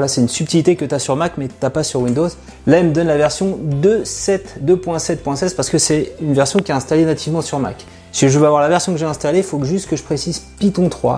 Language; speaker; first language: French; native; French